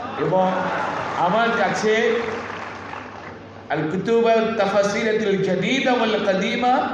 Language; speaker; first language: Arabic; non-native, learner; Bangla